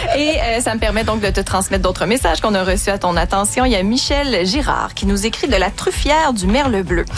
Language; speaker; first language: French; native; French